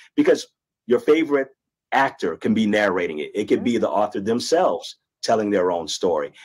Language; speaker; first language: English; native; English